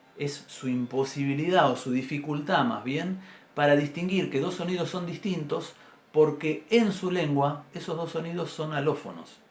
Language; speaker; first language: Spanish; native; Spanish